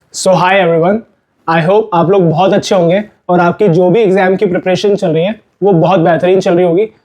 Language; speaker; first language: Hindi; native; Hindi